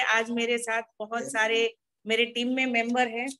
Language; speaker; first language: Hindi; non-native, local second language; Gujarati